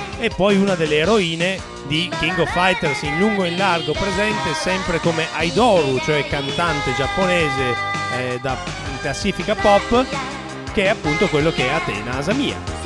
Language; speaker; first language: Italian; native; Italian